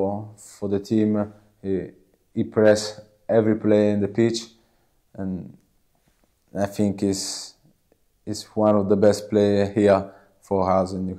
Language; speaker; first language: English; non-native, learner; Italian